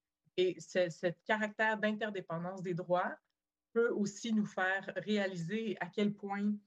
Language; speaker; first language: French; native; French